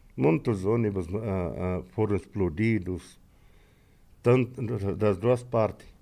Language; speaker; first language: Portuguese; non-native, fluent; Arabic